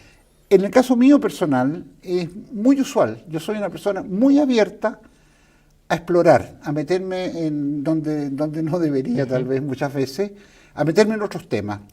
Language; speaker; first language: Spanish; native; Spanish